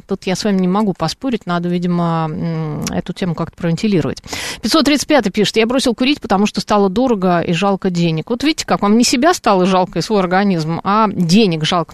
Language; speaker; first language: Russian; native; Russian